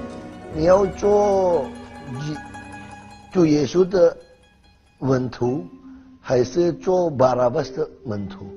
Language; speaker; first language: Chinese; non-native, learner; Hakka Chinese